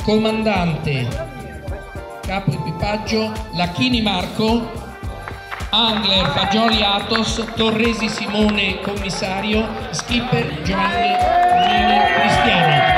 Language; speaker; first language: Italian; native; Italian